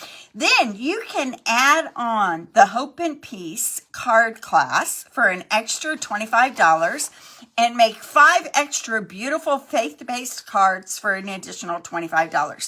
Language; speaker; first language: English; native; English